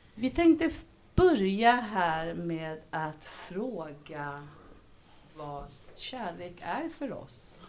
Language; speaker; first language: Swedish; early bilingual, other home language; Spanish